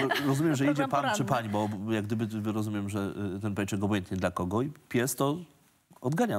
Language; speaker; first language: Polish; native; Polish